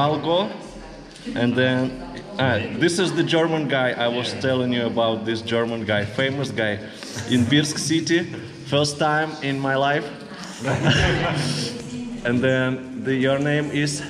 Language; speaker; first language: English; non-native, fluent; Russian